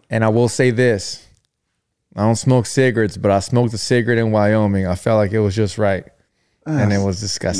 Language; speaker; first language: English; early bilingual, other home language; Spanish